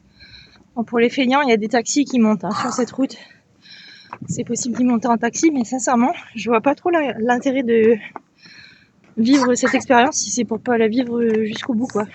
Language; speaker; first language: French; native; French